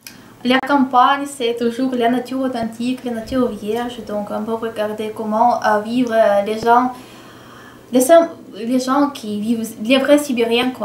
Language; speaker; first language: French; non-native, fluent; Russian